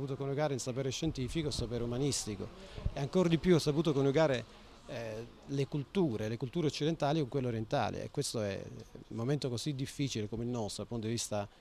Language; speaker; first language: Italian; native; Italian